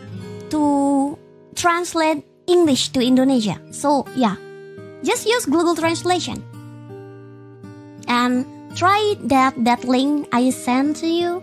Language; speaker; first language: English; non-native, fluent; Indonesian